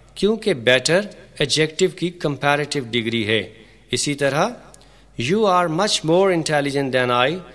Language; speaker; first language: Urdu; native; Urdu